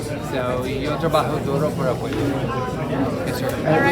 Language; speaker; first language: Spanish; non-native, learner; English